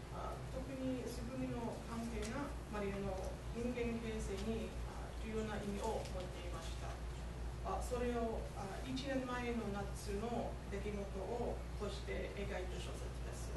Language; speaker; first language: Japanese; non-native, learner; English